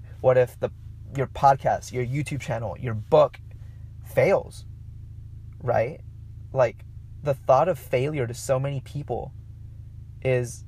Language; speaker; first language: English; non-native, fluent; Spanish